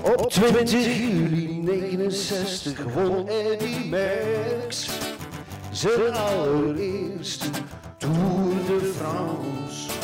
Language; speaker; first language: Dutch; native; Dutch